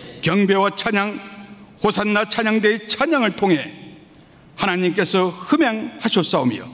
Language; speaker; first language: Korean; native; Korean